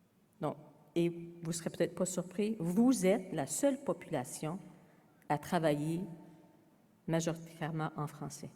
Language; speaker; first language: French; native; French